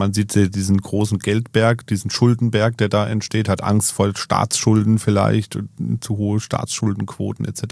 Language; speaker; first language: German; native; German